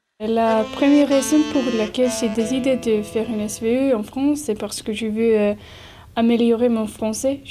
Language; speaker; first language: French; non-native, learner; Icelandic